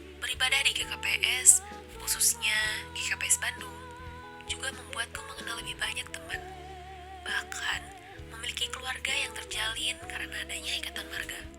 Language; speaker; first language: Indonesian; native; Indonesian